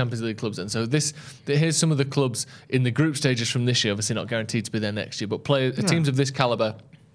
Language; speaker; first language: English; native; English